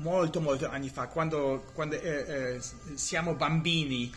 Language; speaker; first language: Italian; non-native, learner; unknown